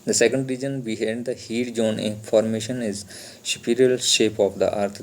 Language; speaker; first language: English; non-native, local second language; Punjabi